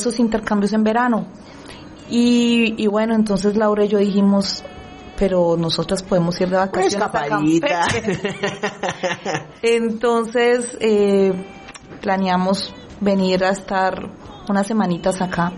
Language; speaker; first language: Spanish; native; Spanish